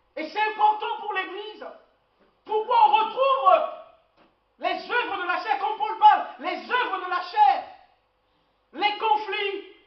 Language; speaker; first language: French; non-native, local second language; Lingala